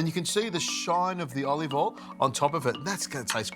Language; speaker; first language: English; native; English